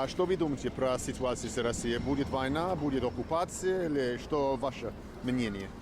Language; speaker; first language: Russian; non-native, learner; English